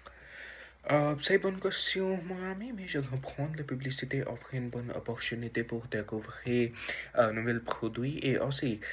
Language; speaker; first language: French; non-native, learner; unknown